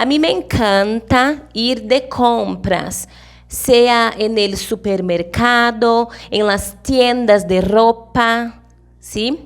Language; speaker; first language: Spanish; non-native, fluent; Portuguese